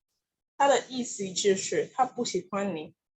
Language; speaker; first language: Chinese; non-native, learner; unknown